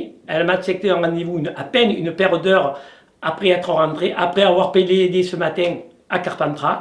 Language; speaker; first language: French; native; French